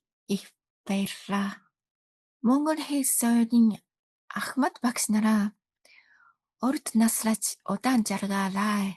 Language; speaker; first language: Mongolian; non-native, fluent; Japanese